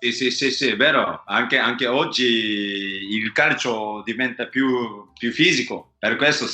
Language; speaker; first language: Italian; non-native, learner; Japanese